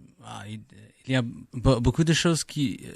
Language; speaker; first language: French; non-native, learner; English